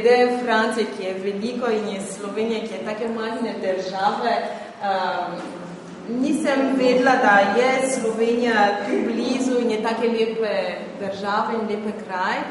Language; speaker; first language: Slovenian; non-native, fluent; French